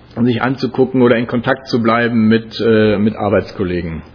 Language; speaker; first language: German; native; German